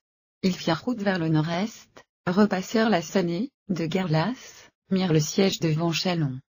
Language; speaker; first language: French; native; French